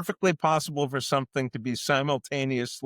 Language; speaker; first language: English; native; English